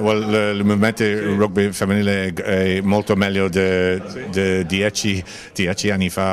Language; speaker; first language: Italian; non-native, learner; English